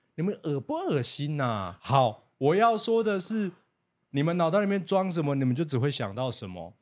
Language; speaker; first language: Chinese; native; Chinese